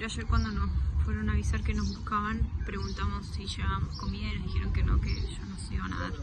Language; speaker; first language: Spanish; native; Spanish